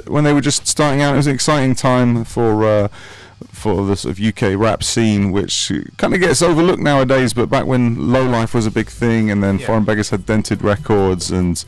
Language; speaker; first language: English; native; English